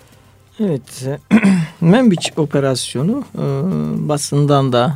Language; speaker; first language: Turkish; native; Turkish